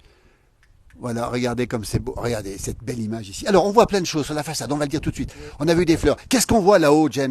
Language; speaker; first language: French; native; French